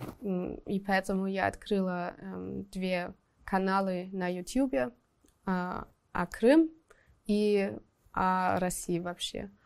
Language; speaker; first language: Russian; non-native, fluent; German